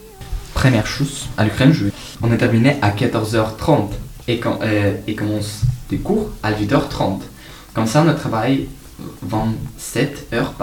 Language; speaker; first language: French; non-native, learner; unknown